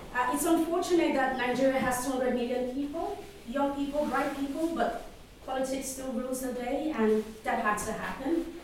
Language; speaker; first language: English; non-native, local second language; Yoruba